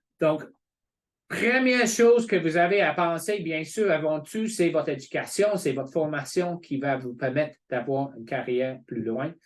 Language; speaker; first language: French; non-native, fluent; English